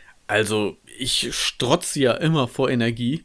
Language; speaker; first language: German; native; German